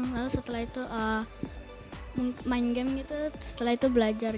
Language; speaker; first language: Indonesian; native; Indonesian